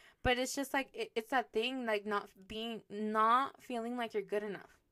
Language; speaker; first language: English; early bilingual, other home language; Spanish